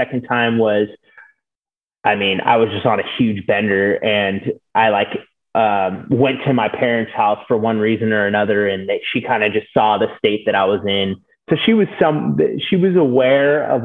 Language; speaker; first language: English; native; English